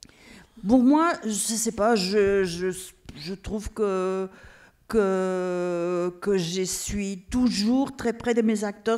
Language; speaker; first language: French; non-native, fluent; Catalan